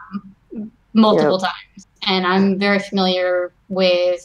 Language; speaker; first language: English; native; English